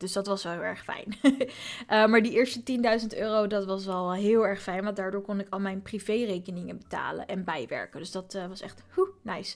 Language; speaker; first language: Dutch; native; Dutch